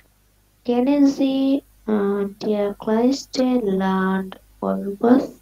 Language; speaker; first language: German; non-native, learner; Bangla